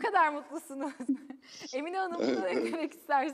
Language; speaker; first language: Turkish; native; Turkish